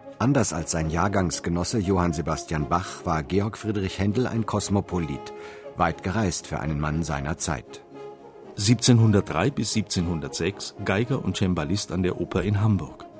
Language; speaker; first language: German; native; German